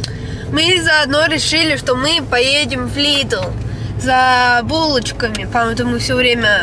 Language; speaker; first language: Russian; early bilingual, heritage; Russian